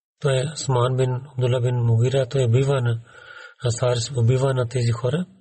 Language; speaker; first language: Bulgarian; non-native, learner; Urdu